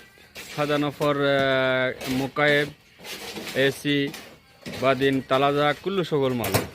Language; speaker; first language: Arabic; non-native, learner; Bangla